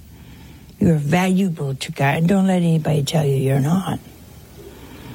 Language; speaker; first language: English; native; English